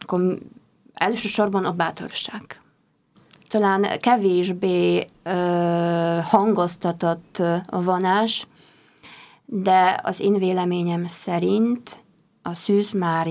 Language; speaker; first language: Hungarian; non-native, fluent; Polish